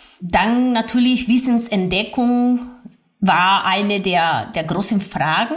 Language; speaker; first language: German; non-native, fluent; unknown